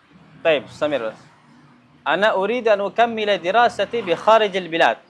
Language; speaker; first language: Arabic; non-native, fluent; Indonesian